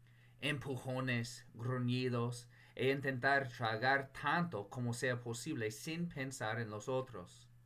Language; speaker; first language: Spanish; non-native, fluent; English